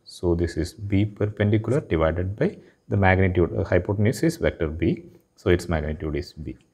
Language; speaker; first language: English; non-native, local second language; Malayalam